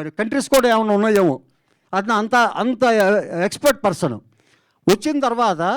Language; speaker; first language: Telugu; native; Telugu